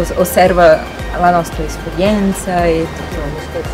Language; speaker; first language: Italian; non-native, learner; Portuguese